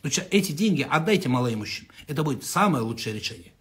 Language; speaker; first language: Russian; non-native, local second language; Kazakh